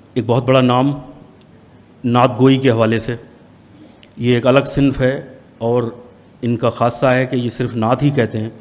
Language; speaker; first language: Urdu; native; Urdu